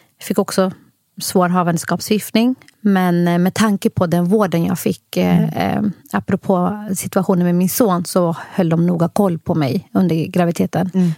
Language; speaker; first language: Swedish; early bilingual, other home language; Somali